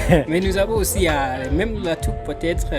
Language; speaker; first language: French; non-native, learner; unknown